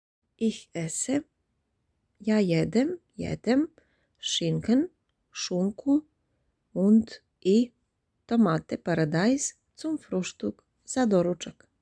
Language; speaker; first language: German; non-native, fluent; Serbian